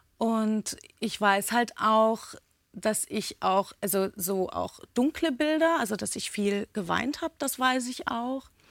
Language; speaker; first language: German; early bilingual, other home language; Turkish